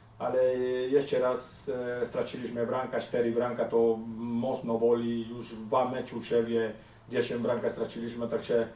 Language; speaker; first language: Polish; non-native, learner; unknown